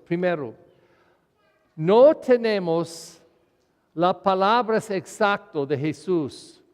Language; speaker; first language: Spanish; non-native, learner; English